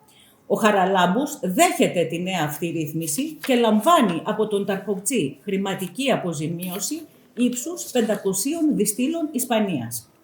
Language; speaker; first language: Greek; native; Greek